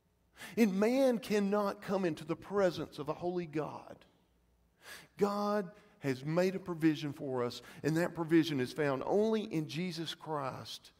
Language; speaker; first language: English; native; English